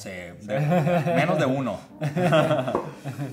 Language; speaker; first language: Spanish; native; Spanish